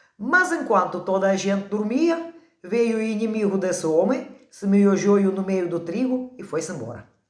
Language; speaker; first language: Portuguese; non-native, fluent; Ukrainian